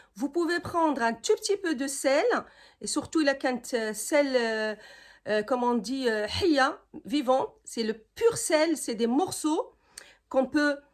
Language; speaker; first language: French; non-native, local second language; Arabic